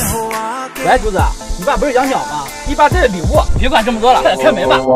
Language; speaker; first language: Chinese; native; Chinese